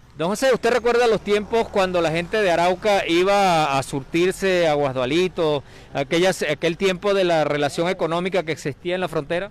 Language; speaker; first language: Spanish; native; Spanish